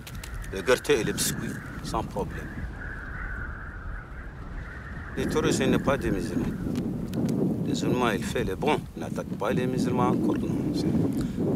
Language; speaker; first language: French; non-native, learner; Arabic